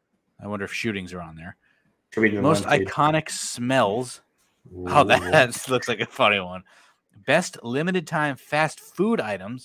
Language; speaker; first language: English; native; English